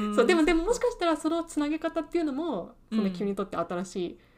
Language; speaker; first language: Japanese; early bilingual, heritage; Japanese